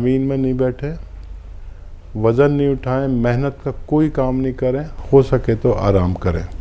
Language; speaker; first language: Hindi; native; Hindi